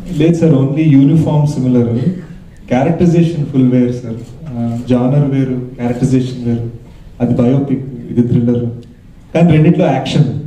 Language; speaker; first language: Telugu; early bilingual, heritage; Telugu